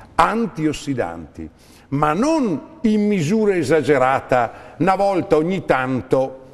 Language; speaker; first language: Italian; native; Italian